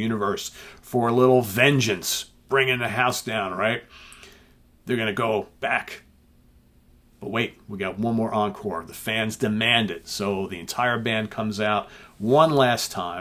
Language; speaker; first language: English; native; English